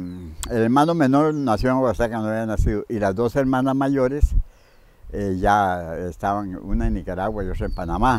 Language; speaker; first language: Spanish; native; Spanish